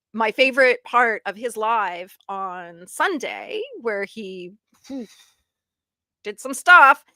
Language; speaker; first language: English; native; English